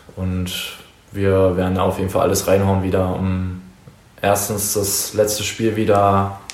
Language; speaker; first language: German; native; German